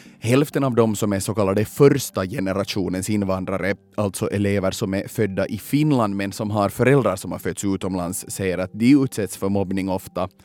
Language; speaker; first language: Swedish; native; Swedish